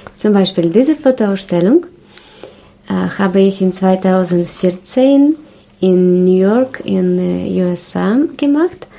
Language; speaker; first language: German; non-native, learner; Russian